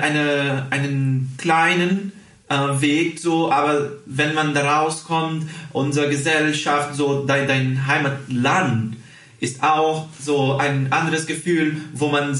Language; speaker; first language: German; early bilingual, heritage; Portuguese